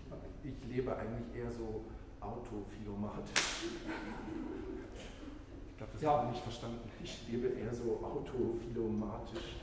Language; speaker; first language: German; native; German